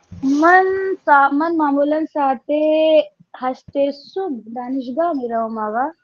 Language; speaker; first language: Persian; non-native, learner; Urdu